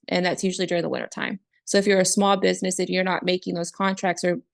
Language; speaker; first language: English; native; English